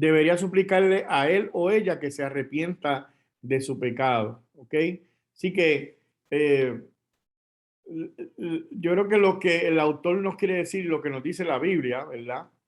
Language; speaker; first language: Spanish; native; Spanish